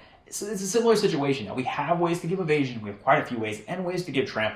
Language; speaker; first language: English; native; English